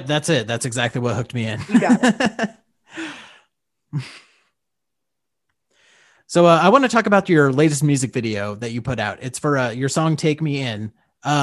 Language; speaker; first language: English; native; English